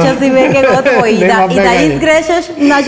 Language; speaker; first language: Macedonian; non-native, fluent; Spanish